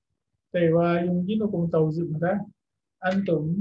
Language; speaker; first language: Arabic; non-native, fluent; Indonesian